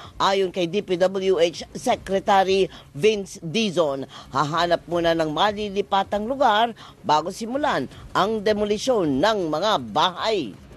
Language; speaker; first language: Filipino; native; Filipino